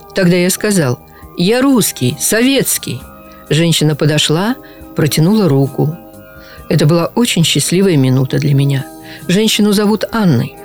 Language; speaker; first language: Russian; native; Russian